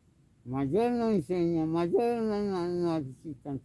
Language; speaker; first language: Spanish; non-native, local second language; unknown